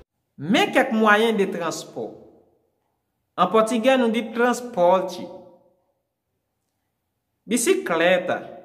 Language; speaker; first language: French; non-native, local second language; Haitian Creole